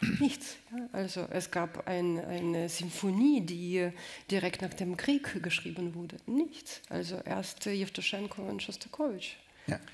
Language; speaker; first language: German; non-native, fluent; Russian